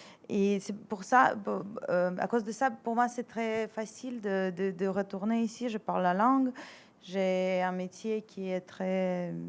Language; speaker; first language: French; non-native, fluent; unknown